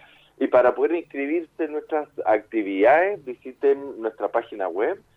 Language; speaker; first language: Spanish; native; Spanish